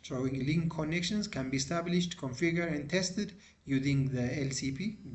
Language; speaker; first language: English; non-native, local second language; Amharic